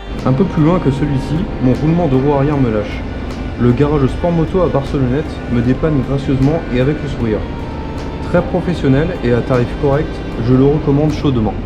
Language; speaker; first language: French; native; French